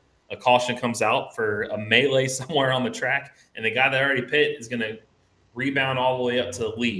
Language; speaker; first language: English; native; English